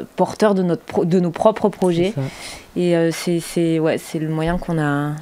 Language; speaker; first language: French; native; French